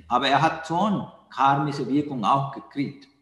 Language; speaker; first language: German; non-native, learner; Sinhala